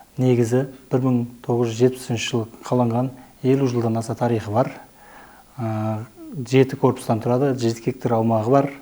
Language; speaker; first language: Kazakh; native; Kazakh